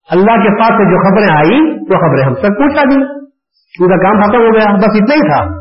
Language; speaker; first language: Urdu; native; Urdu